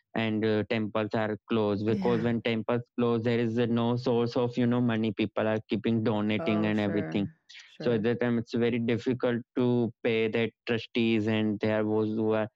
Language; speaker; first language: English; non-native, local second language; Gujarati